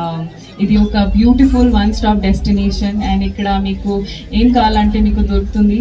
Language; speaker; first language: Telugu; non-native, local second language; Hindi